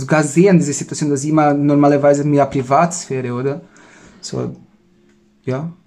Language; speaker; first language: German; non-native, learner; Portuguese